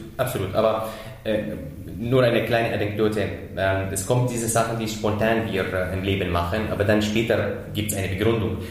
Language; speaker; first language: German; non-native, fluent; Arabic